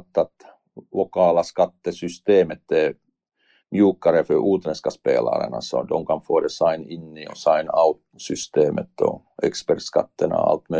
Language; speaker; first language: Swedish; non-native, learner; Finnish